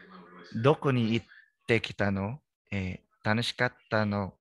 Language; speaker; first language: Japanese; non-native, learner; English